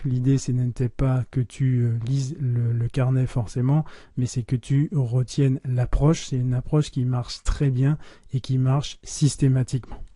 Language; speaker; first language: French; native; French